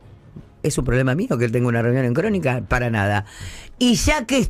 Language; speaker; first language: Spanish; native; Spanish